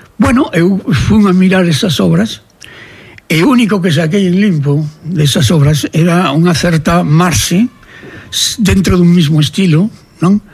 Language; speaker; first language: Galician; native; Galician